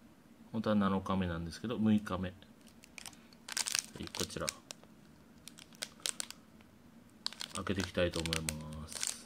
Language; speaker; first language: Japanese; native; Japanese